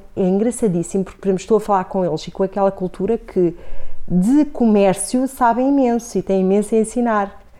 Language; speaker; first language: Portuguese; native; Portuguese